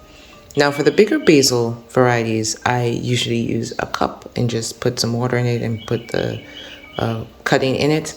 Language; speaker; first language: English; native; English